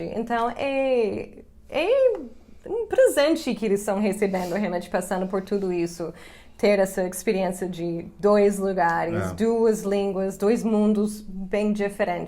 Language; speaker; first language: Portuguese; non-native, fluent; English